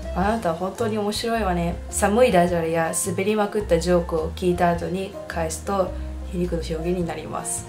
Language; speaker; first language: Japanese; early bilingual, heritage; Japanese